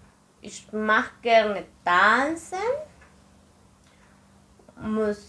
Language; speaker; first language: German; non-native, learner; Spanish